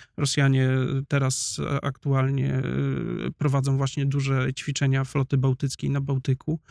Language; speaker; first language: Polish; native; Polish